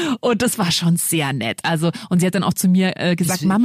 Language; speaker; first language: German; native; German